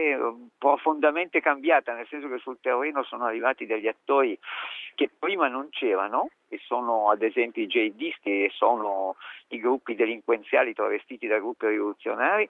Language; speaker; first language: Italian; native; Italian